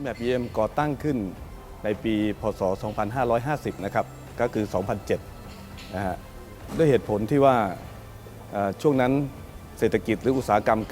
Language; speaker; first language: Thai; native; Thai